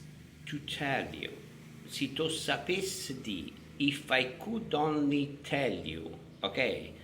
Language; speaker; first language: English; non-native, fluent; Italian